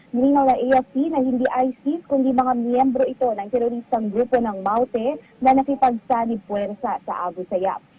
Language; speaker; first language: Filipino; native; Filipino